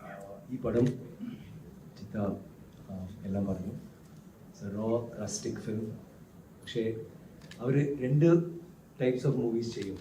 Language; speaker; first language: Malayalam; non-native, learner; Tamil